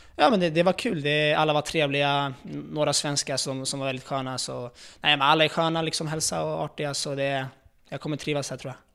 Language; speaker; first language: Swedish; native; Swedish